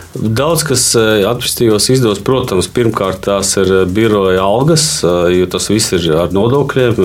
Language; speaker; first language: Latvian; non-native, local second language; Russian